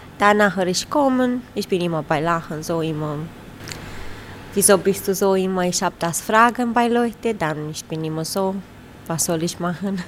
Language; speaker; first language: German; non-native, learner; Romanian